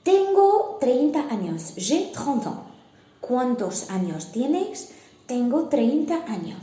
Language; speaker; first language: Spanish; non-native, fluent; Arabic